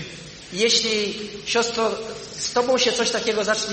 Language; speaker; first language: Polish; native; Polish